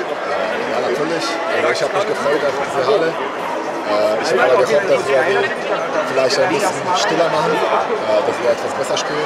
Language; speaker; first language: German; non-native, fluent; Polish